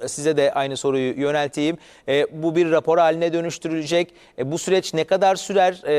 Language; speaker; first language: Turkish; native; Turkish